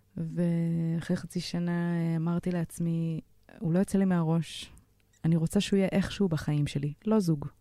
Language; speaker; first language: Hebrew; native; Hebrew